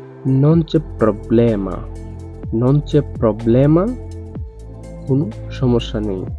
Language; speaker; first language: Italian; non-native, learner; Bangla